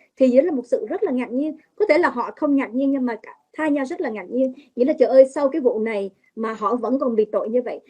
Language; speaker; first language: Vietnamese; early bilingual, heritage; Vietnamese